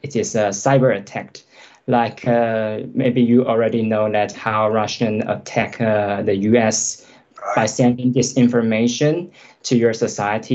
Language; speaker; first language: English; non-native, fluent; Chinese